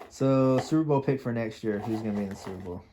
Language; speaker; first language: English; native; English